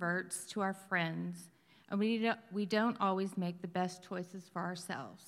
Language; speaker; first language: English; native; English